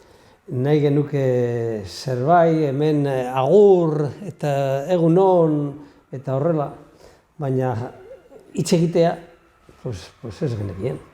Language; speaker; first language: Basque; non-native, local second language; Spanish